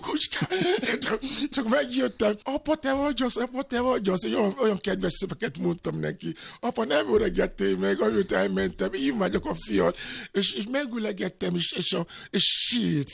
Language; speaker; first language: Hungarian; non-native, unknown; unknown